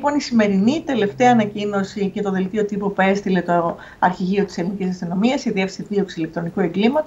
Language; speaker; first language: Greek; native; Greek